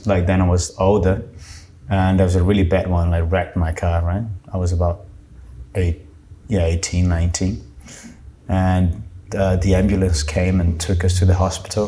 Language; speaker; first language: English; non-native, fluent; Portuguese